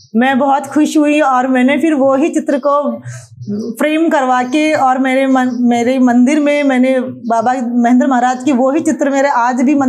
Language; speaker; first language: Hindi; native; Hindi